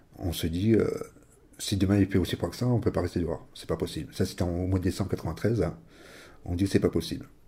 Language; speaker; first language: French; native; French